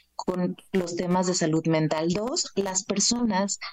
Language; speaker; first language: Spanish; native; Spanish